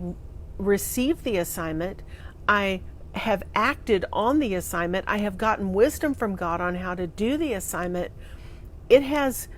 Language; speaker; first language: English; native; English